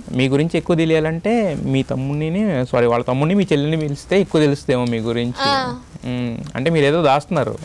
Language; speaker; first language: Telugu; native; Telugu